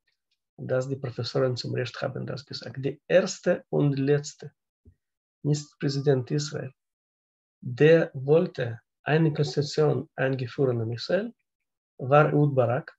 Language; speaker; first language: German; non-native, learner; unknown